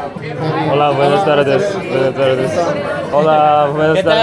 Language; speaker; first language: Spanish; non-native, learner; Korean